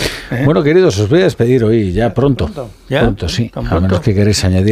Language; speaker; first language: Spanish; native; Spanish